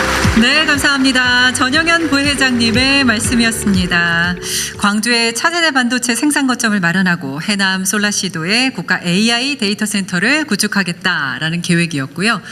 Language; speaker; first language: Korean; native; Korean